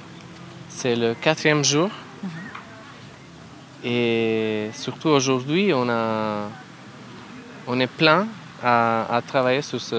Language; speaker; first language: French; non-native, learner; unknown